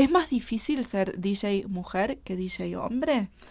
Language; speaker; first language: Spanish; native; Spanish